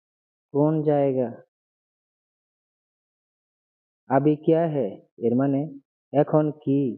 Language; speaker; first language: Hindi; non-native, learner; Bangla